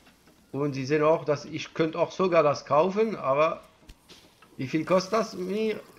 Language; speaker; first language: German; non-native, learner; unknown